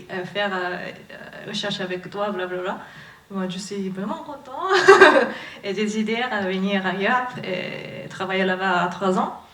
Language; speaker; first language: French; non-native, learner; Japanese